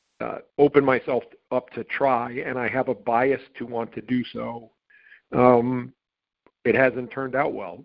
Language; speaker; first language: English; native; English